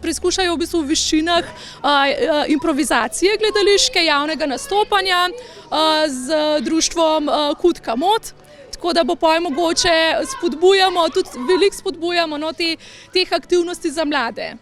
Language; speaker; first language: Slovenian; native; Slovenian